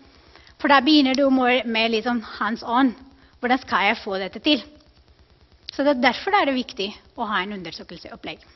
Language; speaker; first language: Norwegian; non-native, fluent; Spanish